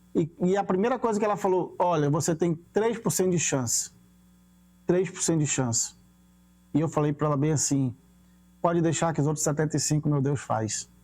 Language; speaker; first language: Portuguese; native; Portuguese